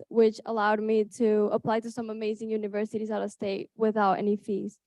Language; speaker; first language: English; early bilingual, other home language; Spanish